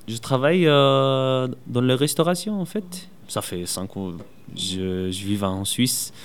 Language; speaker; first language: French; non-native, learner; Arabic